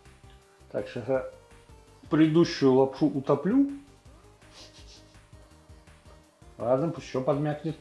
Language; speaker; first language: Russian; native; Russian